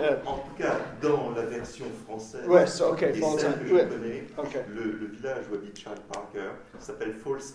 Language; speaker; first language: French; native; French